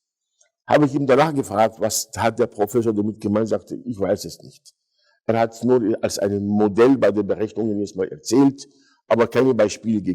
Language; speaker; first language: German; non-native, fluent; Arabic